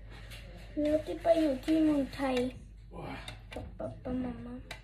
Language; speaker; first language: Thai; early bilingual, heritage; Swedish